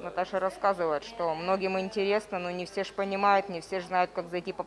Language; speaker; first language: Russian; native; Russian